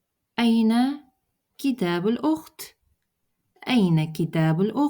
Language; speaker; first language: Arabic; non-native, fluent; Russian